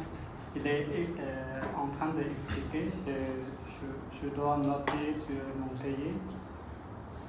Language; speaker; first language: French; non-native, learner; Khmer